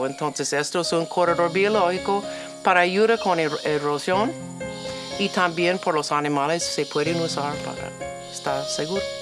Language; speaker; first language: Spanish; non-native, learner; English